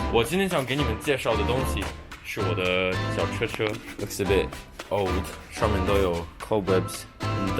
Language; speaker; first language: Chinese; non-native, local second language; English